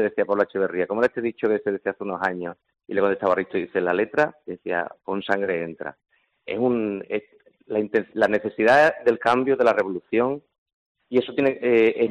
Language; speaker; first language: Spanish; native; Spanish